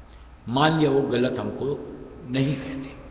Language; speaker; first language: Hindi; native; Hindi